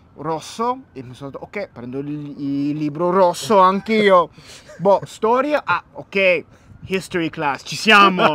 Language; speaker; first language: Italian; non-native, fluent; English